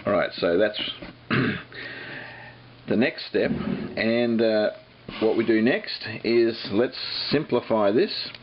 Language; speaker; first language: English; native; English